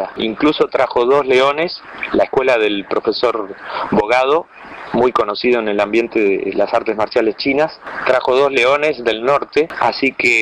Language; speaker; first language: Spanish; native; Spanish